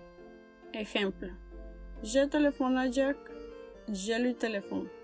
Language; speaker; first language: French; non-native, fluent; Spanish